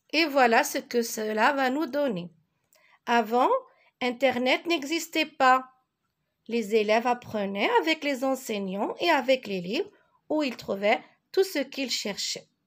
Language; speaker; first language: French; non-native, local second language; Arabic